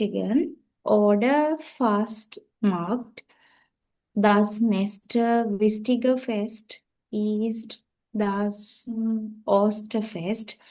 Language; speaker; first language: German; non-native, learner; Sinhala